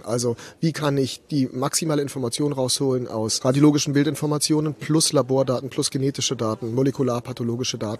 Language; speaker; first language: German; native; German